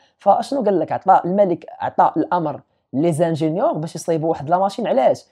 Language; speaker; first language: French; non-native, local second language; Arabic